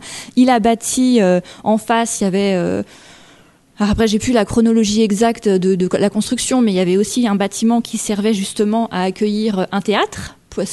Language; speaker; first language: French; native; French